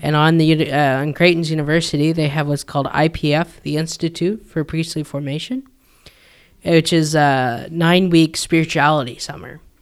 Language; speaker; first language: English; native; English